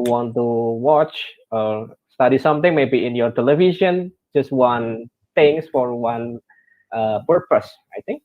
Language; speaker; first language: English; non-native, learner; Indonesian